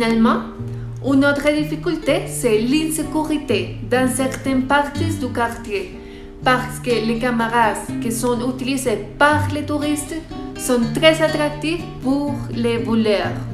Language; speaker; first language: French; non-native, learner; Spanish